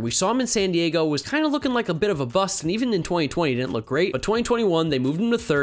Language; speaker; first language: English; native; English